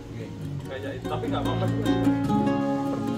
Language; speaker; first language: Indonesian; non-native, local second language; Javanese